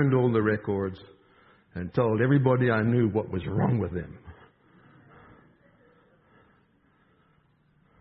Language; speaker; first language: English; native; English